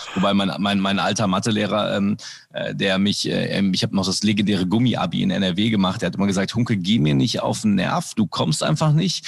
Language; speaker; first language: German; early bilingual, other home language; Indonesian